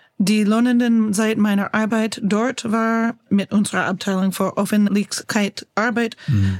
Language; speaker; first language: German; non-native, learner; English